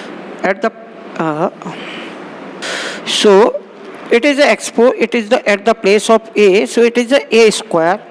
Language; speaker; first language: English; non-native, local second language; Hindi